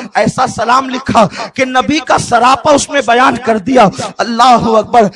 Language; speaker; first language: Urdu; native; Urdu